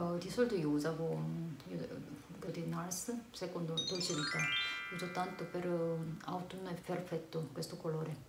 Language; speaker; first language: Italian; non-native, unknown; Korean